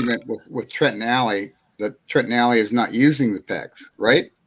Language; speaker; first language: English; native; English